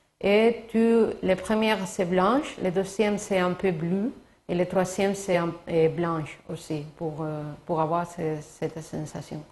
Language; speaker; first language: French; non-native, learner; Spanish